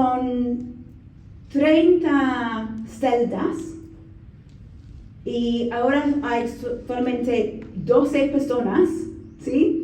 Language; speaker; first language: Spanish; non-native, learner; English